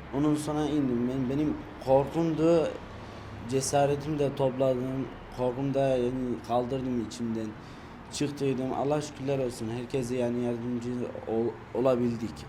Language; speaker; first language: Turkish; non-native, fluent; Arabic